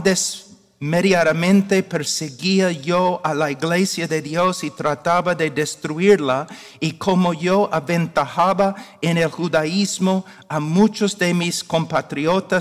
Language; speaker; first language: Spanish; non-native, fluent; English